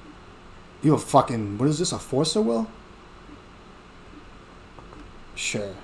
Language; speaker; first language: English; native; English